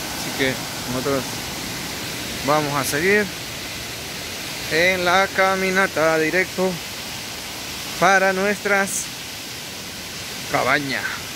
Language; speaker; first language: Spanish; native; Spanish